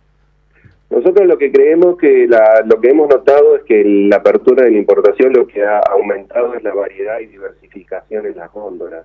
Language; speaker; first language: Spanish; native; Spanish